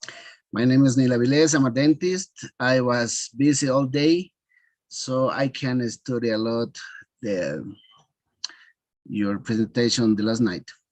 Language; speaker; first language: English; non-native, learner; Spanish